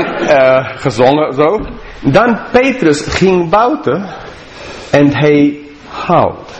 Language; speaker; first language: Dutch; non-native, fluent; English